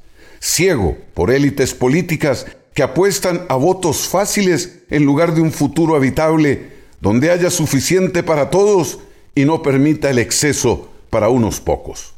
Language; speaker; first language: Spanish; native; Spanish